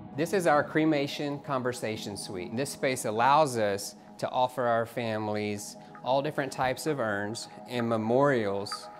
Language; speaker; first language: English; native; English